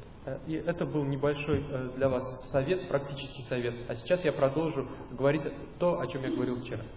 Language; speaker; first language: Russian; native; Russian